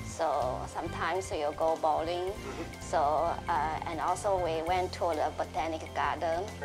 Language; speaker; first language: English; non-native, learner; Chinese